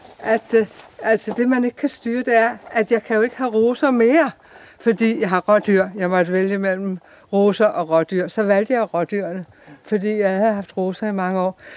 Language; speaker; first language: Danish; native; Danish